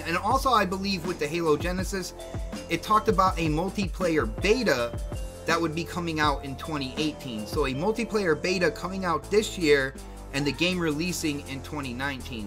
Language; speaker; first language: English; native; English